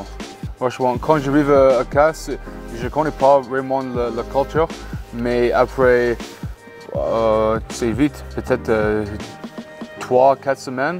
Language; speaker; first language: French; non-native, learner; English